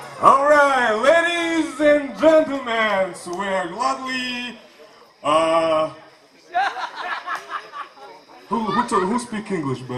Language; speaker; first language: English; non-native, learner; Russian